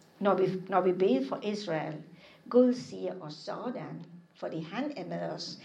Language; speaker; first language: Danish; non-native, fluent; English